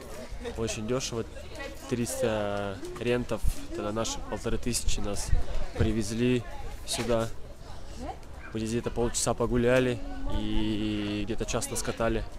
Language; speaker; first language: Russian; native; Russian